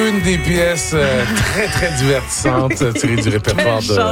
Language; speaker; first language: French; native; French